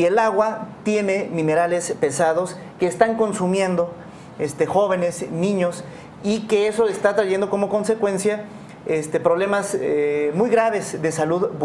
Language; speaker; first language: Spanish; native; Spanish